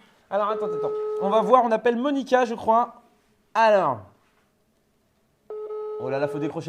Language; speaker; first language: French; native; French